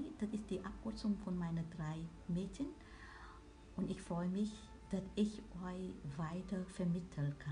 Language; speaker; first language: German; non-native, learner; Vietnamese